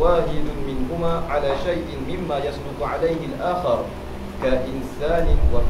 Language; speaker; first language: Arabic; non-native, learner; Malay